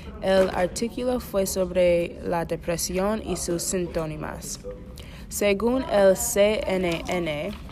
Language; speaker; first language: Spanish; non-native, learner; English